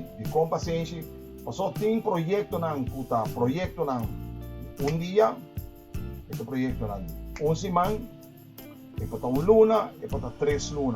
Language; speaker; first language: Portuguese; non-native, learner; Papiamento